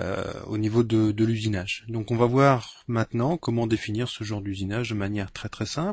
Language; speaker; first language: French; native; French